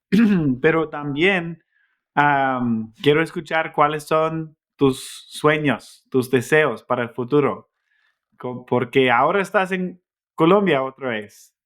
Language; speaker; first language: Spanish; non-native, fluent; English